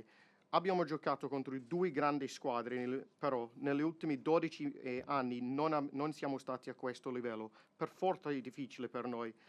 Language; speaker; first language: Italian; non-native, fluent; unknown